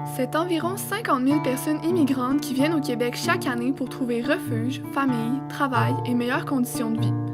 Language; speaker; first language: French; native; French